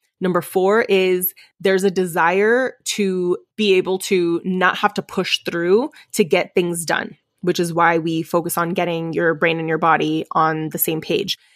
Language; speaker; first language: English; early bilingual, other home language; Spanish